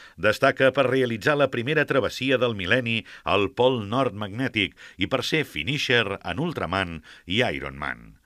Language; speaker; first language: Catalan; native; Catalan